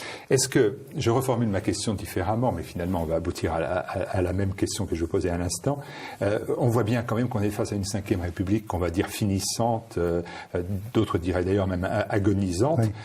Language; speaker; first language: French; native; French